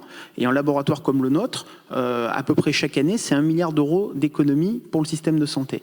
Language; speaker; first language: French; native; French